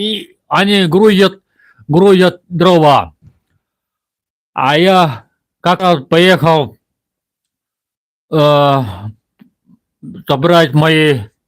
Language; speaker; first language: Russian; non-native, local second language; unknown